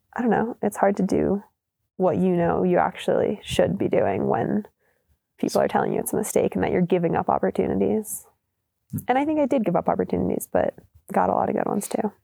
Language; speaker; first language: English; native; English